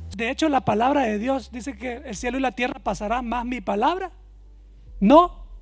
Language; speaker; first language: Spanish; native; Spanish